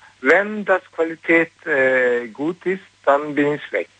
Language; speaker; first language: German; non-native, learner; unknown